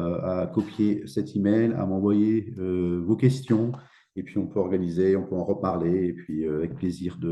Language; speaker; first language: French; native; French